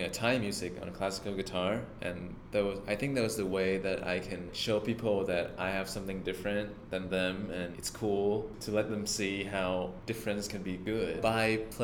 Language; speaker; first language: English; non-native, fluent; Thai